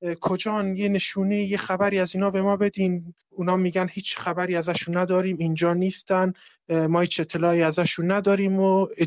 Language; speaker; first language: Persian; non-native, local second language; Kurdish